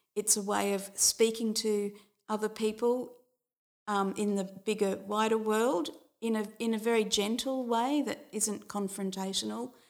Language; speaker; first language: English; native; English